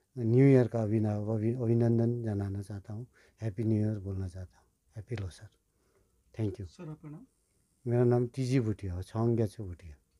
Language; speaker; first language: Hindi; non-native, local second language; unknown